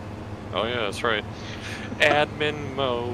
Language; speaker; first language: English; native; English